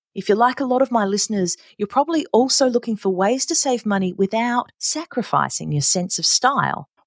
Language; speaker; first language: English; native; English